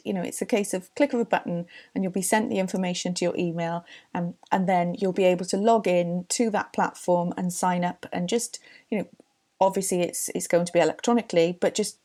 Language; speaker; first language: English; native; English